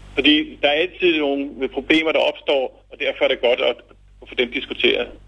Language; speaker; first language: Danish; native; Danish